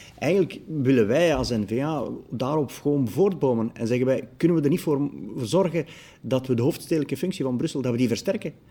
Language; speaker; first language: Dutch; native; Dutch